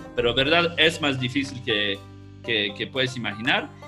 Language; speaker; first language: Spanish; non-native, fluent; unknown